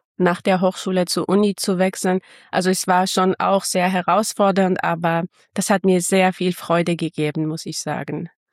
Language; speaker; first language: German; non-native, fluent; Armenian